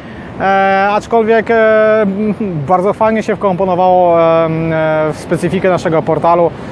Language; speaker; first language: Polish; native; Polish